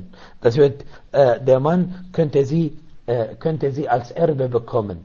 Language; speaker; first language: German; non-native, learner; Arabic